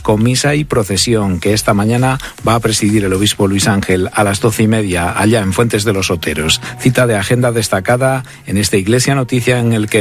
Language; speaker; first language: Spanish; native; Spanish